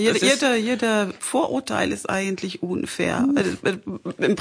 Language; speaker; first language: German; non-native, fluent; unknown